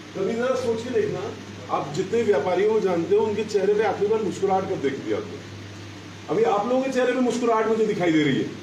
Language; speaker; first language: Hindi; non-native, local second language; Gujarati